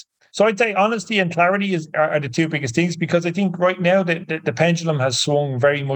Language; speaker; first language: English; native; English